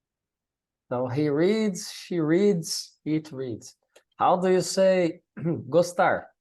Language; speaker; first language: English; non-native, fluent; Portuguese